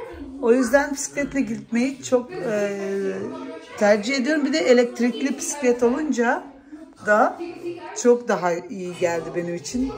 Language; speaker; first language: Turkish; early bilingual, heritage; Turkish